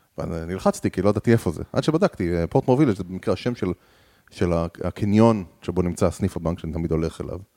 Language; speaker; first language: Hebrew; native; Hebrew